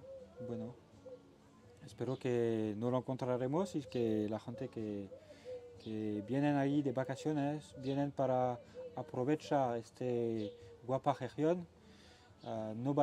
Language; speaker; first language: Spanish; non-native, learner; French